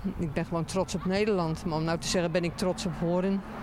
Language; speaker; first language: Dutch; native; Dutch